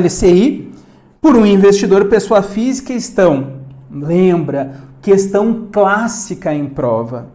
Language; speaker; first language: Portuguese; native; Portuguese